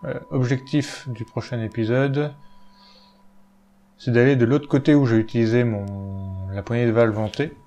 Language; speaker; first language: French; native; French